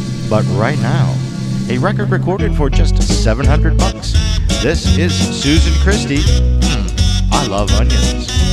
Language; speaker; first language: English; native; English